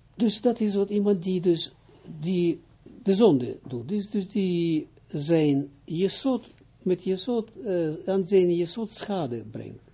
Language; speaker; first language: Dutch; non-native, fluent; Hebrew